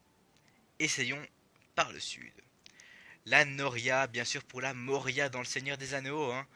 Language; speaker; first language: French; native; French